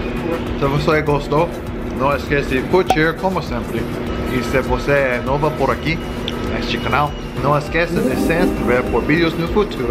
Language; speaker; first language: Portuguese; non-native, learner; Korean